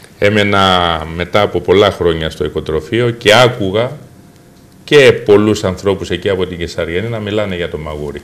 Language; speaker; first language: Greek; native; Greek